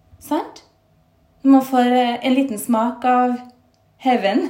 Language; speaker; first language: Norwegian; native; Norwegian